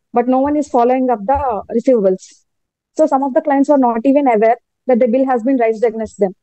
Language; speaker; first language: English; non-native, local second language; Telugu